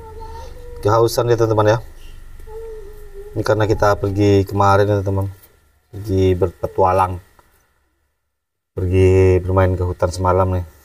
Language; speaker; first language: Indonesian; native; Indonesian